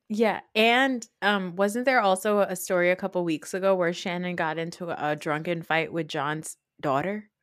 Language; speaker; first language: English; early bilingual, other home language; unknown